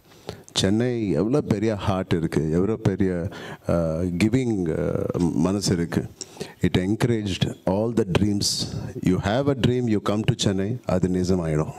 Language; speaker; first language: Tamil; non-native, local second language; Telugu